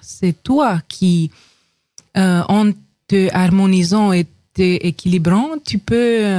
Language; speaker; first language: French; non-native, fluent; Romanian